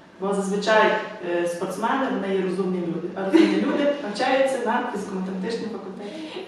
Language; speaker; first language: Ukrainian; native; Ukrainian